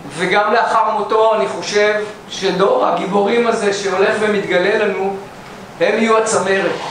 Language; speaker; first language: Hebrew; native; Hebrew